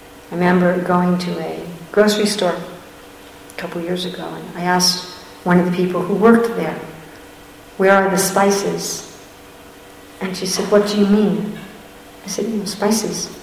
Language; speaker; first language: English; native; English